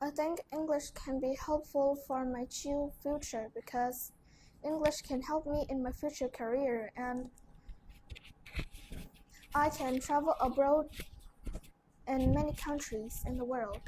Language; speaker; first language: English; non-native, learner; Vietnamese